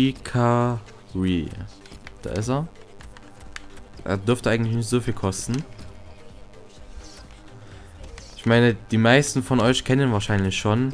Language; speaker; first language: German; native; German